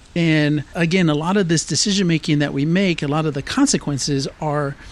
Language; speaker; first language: English; native; English